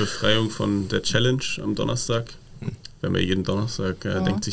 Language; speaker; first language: German; native; German